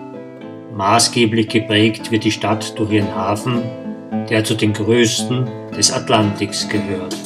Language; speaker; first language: German; native; German